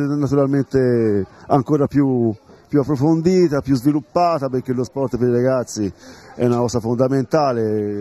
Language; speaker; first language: Italian; native; Italian